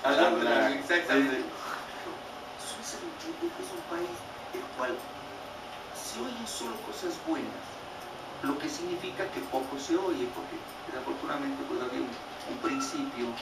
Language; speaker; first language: Spanish; native; Spanish